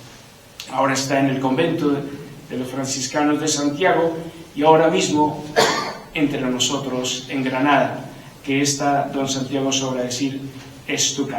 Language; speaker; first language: Spanish; native; Spanish